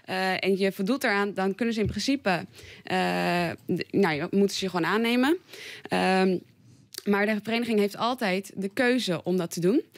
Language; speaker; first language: Dutch; native; Dutch